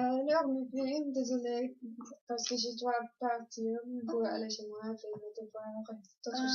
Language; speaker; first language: French; non-native, learner; English